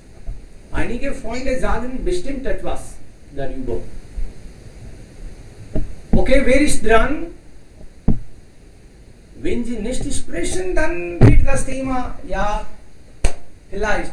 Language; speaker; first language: German; non-native, fluent; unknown